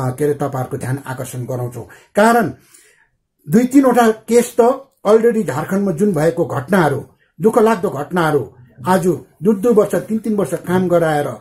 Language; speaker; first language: Nepali; native; Nepali